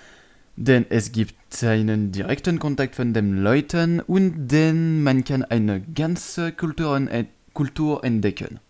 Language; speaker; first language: German; non-native, learner; French